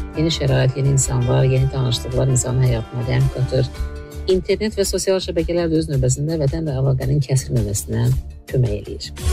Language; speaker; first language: Azerbaijani; native; Azerbaijani